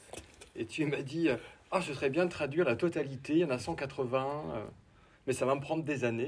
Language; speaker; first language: French; native; French